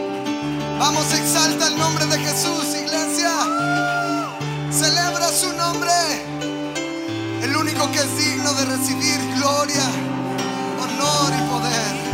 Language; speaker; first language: Spanish; native; Spanish